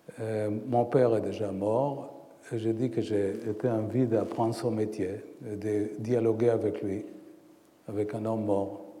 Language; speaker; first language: French; non-native, fluent; Hebrew